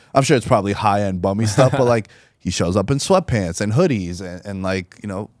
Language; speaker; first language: English; native; English